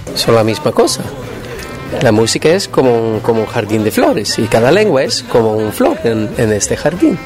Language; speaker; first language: Spanish; non-native, fluent; Swedish